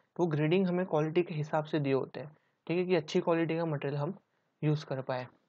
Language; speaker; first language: Hindi; non-native, local second language; Gujarati